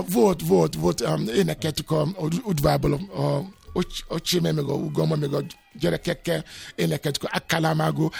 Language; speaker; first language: Hungarian; non-native, learner; Yoruba